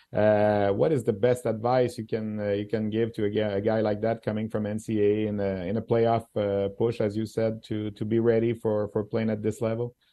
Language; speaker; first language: English; non-native, fluent; French